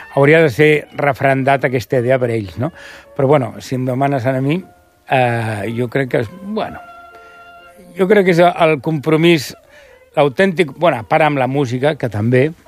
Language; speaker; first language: Catalan; non-native, local second language; Spanish